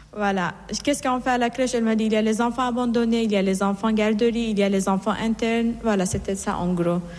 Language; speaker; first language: French; non-native, fluent; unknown